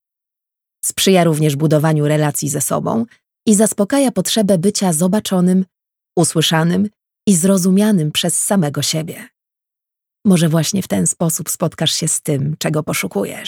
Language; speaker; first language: Polish; native; Polish